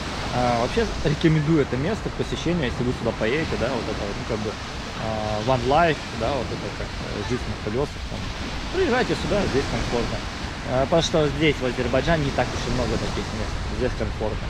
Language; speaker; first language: Russian; native; Russian